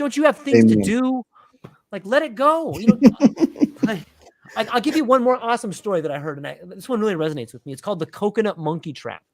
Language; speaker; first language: English; native; English